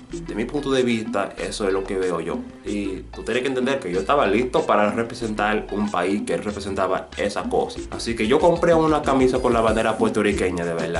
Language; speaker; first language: Spanish; non-native, fluent; English